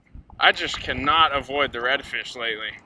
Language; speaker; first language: English; native; English